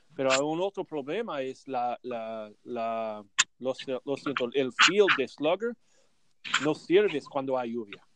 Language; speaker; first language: Spanish; non-native, learner; English